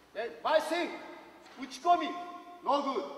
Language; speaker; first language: English; non-native, learner; Japanese